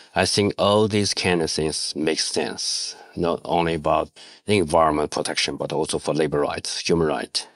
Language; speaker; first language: English; non-native, learner; Chinese